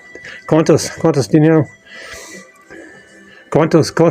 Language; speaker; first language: Spanish; non-native, learner; English